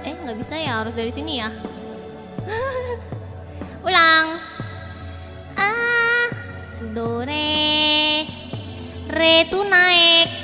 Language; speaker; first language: Indonesian; non-native, learner; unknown